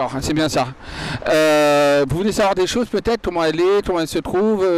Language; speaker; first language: French; native; French